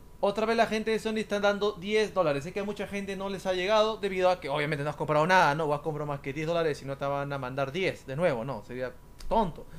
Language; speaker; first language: Spanish; native; Spanish